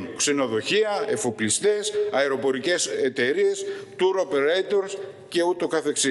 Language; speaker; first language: Greek; native; Greek